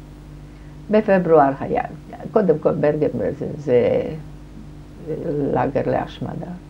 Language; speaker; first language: Hebrew; non-native, fluent; German